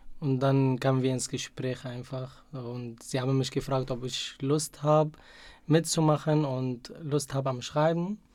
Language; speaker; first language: German; non-native, fluent; Arabic